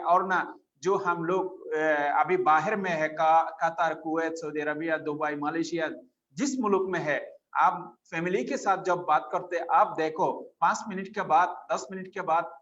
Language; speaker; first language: Hindi; non-native, fluent; Bangla